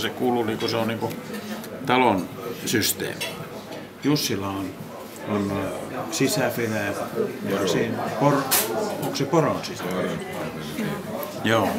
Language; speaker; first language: Finnish; native; Finnish